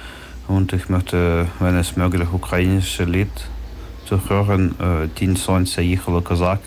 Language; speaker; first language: German; non-native, learner; Ukrainian